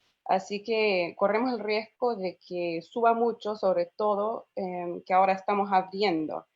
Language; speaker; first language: Spanish; non-native, fluent; English